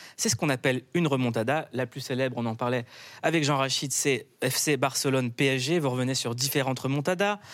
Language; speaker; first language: French; native; French